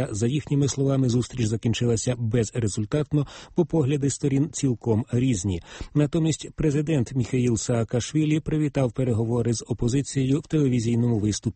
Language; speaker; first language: Ukrainian; native; Ukrainian